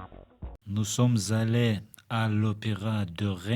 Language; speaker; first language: French; non-native, learner; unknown